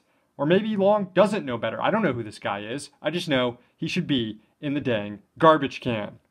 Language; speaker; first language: English; native; English